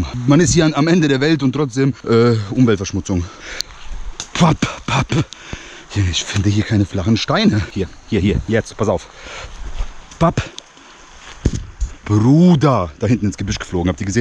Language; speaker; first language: German; early bilingual, other home language; Bosnian